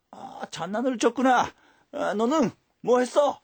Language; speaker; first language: Korean; early bilingual, heritage; Japanese